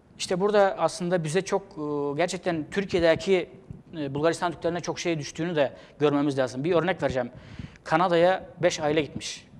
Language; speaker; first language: Turkish; native; Turkish